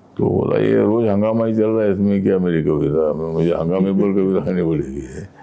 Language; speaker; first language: Hindi; non-native, local second language; Marathi